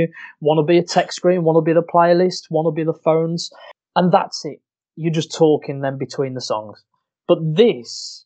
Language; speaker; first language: English; native; English